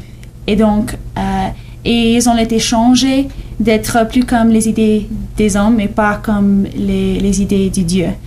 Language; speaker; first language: French; non-native, learner; English